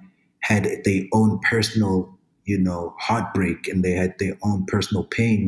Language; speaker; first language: English; non-native, local second language; Zulu